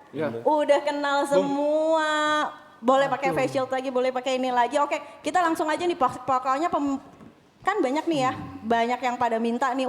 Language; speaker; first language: Indonesian; native; Indonesian